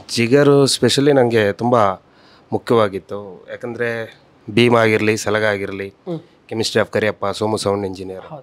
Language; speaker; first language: Kannada; native; Kannada